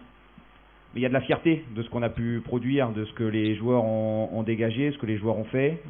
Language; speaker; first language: French; native; French